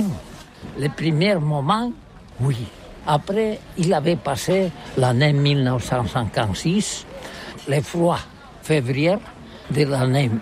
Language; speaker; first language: French; non-native, learner; Catalan